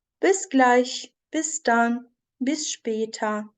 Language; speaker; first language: German; non-native, fluent; Ukrainian